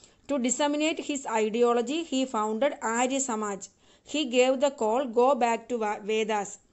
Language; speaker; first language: English; non-native, local second language; Malayalam